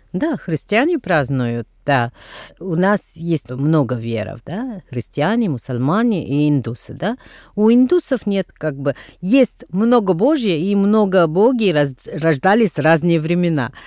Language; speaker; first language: Russian; non-native, fluent; Tamil